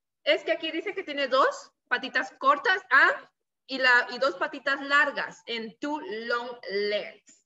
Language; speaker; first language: Spanish; native; Spanish